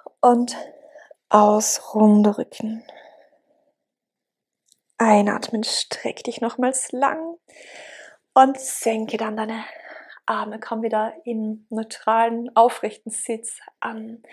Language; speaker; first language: German; native; German